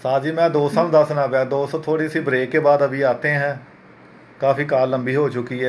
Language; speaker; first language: Hindi; non-native, local second language; Punjabi